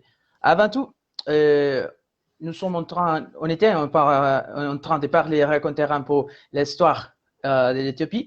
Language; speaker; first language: French; non-native, fluent; Spanish